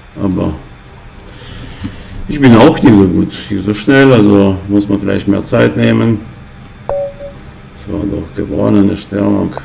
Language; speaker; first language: German; non-native, fluent; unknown